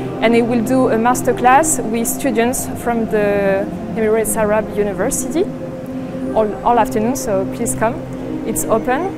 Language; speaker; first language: English; non-native, fluent; French